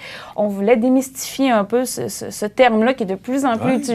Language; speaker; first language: French; native; French